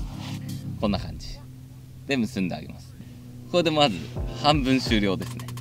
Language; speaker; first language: Japanese; native; Japanese